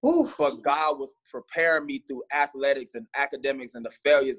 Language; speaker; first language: English; native; English